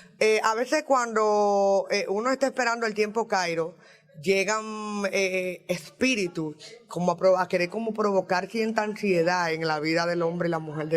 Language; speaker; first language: Spanish; native; Spanish